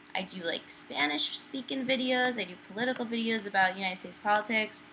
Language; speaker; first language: English; native; English